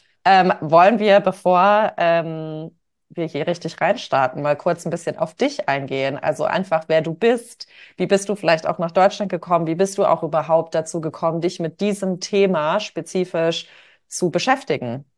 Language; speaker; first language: German; native; German